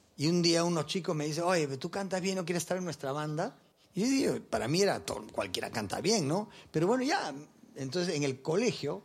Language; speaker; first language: Spanish; early bilingual, heritage; Spanish